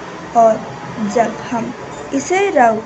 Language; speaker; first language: Hindi; non-native, local second language; Malayalam